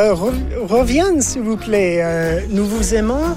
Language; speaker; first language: French; non-native, learner; English